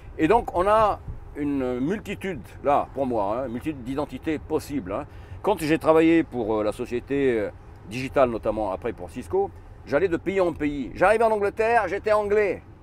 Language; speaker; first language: French; non-native, fluent; Arabic